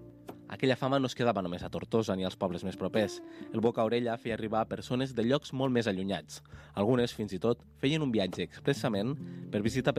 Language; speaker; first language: Catalan; native; Catalan